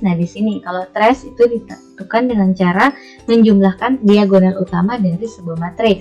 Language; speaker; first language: Indonesian; native; Indonesian